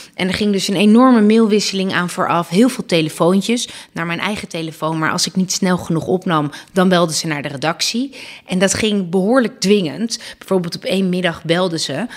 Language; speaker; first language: Dutch; native; Dutch